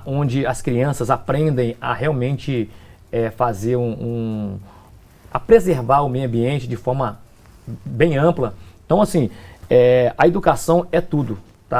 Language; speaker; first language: Portuguese; native; Portuguese